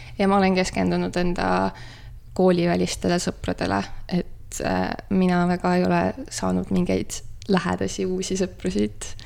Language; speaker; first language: Estonian; native; Estonian